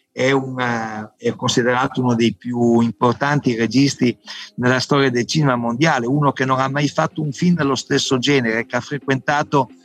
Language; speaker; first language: Italian; native; Italian